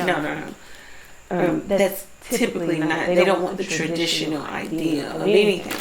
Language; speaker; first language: English; native; English